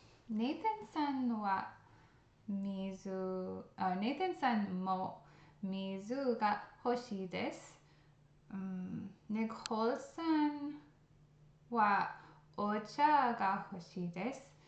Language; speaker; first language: Japanese; non-native, learner; English